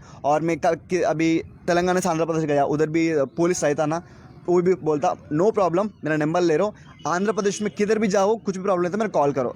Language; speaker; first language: Hindi; non-native, local second language; Telugu